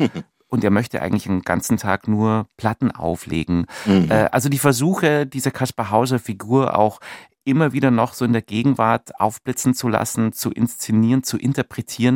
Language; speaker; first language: German; native; German